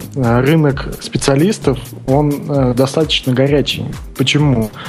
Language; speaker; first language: Russian; native; Russian